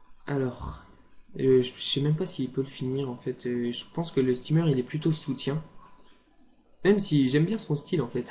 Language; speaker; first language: French; native; French